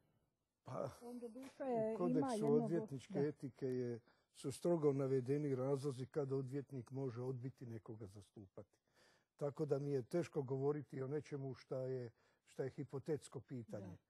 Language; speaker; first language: Croatian; native; Croatian